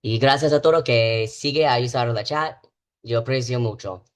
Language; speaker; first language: Spanish; non-native, learner; English